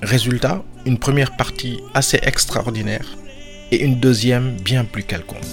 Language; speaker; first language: French; non-native, local second language; Wolof